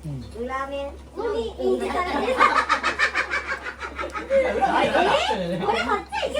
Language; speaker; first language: Japanese; native; Japanese